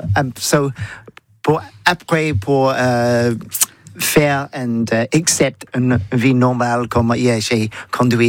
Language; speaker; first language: French; non-native, learner; English